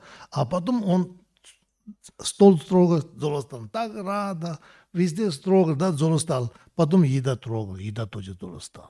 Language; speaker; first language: Russian; non-native, learner; Tibetan